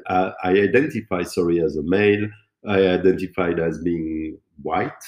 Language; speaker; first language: English; non-native, fluent; French